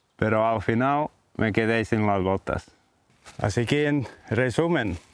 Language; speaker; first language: Spanish; non-native, fluent; Latvian